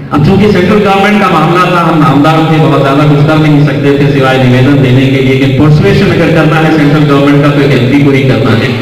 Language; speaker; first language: Urdu; native; Urdu